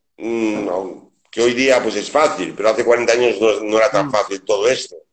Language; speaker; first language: Spanish; native; Spanish